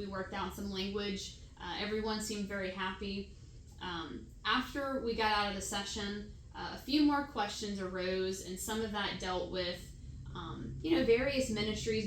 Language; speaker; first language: English; native; English